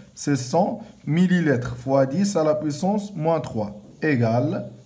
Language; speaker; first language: French; non-native, local second language; Arabic